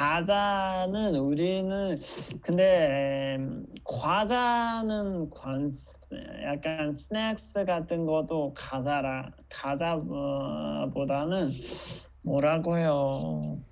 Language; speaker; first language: Korean; non-native, fluent; Nepali